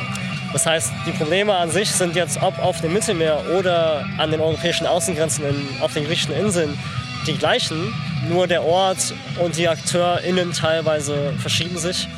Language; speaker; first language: German; native; German